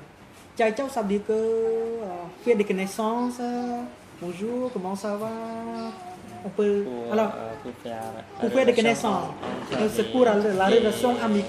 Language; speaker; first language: French; non-native, fluent; Khmer